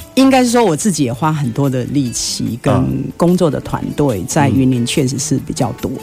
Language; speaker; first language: Chinese; native; Chinese